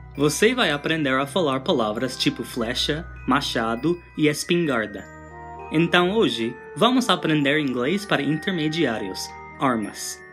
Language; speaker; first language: Portuguese; non-native, fluent; English